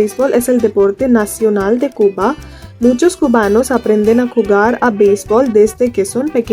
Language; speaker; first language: Spanish; non-native, fluent; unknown